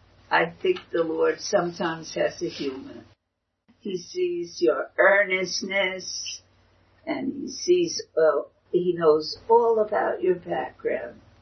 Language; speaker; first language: English; early bilingual, other home language; Chinese